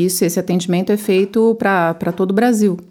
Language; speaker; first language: Portuguese; native; Portuguese